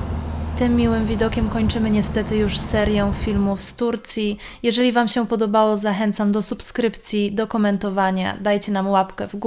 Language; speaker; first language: Polish; native; Polish